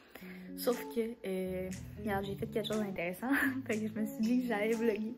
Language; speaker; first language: French; native; French